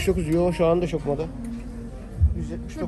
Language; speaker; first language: Turkish; native; Turkish